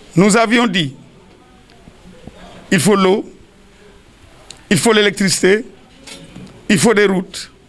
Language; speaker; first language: French; non-native, local second language; Wolof